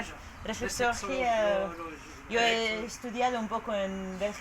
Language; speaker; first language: Spanish; non-native, learner; French